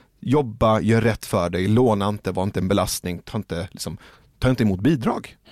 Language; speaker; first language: Swedish; early bilingual, other home language; Persian